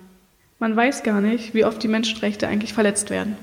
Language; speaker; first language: German; native; German